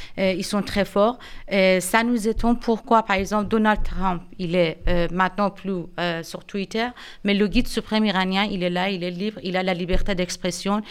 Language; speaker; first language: French; non-native, fluent; Persian